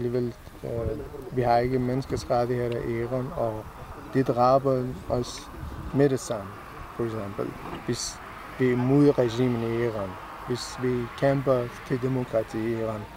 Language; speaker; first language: Danish; non-native, fluent; Persian